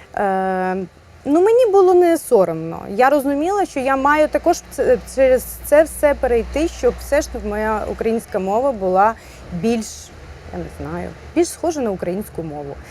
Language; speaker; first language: Ukrainian; non-native, local second language; Russian